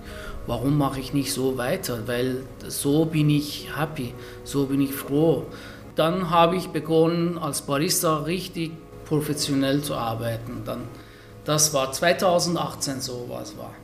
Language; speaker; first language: German; non-native, fluent; Persian